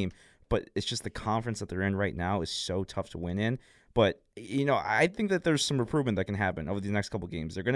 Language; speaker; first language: English; native; English